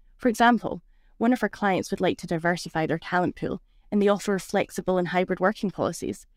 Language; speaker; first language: English; native; English